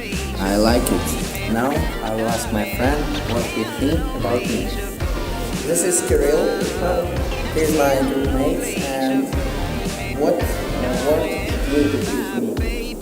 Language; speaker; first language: English; non-native, learner; Ukrainian